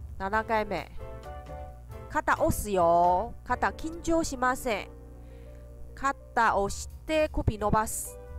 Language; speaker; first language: Japanese; non-native, fluent; Chinese